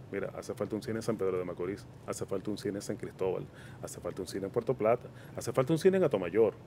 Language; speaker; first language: Spanish; native; Spanish